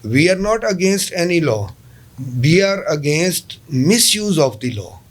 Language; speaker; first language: English; non-native, local second language; Urdu